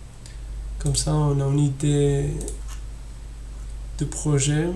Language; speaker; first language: French; non-native, fluent; Spanish